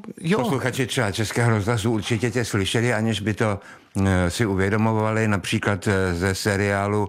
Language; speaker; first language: Czech; native; Czech